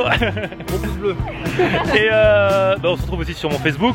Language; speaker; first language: French; native; French